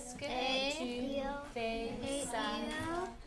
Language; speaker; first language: French; non-native, fluent; English